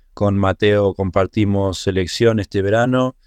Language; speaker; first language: Spanish; native; Spanish